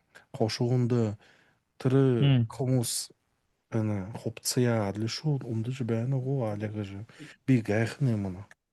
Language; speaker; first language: Mongolian; non-native, learner; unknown